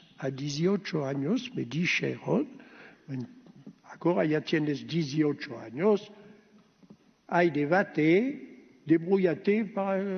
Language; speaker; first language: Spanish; early bilingual, heritage; Ladino